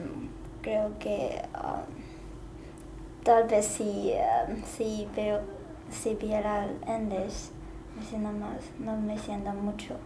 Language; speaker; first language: Spanish; non-native, learner; Chinese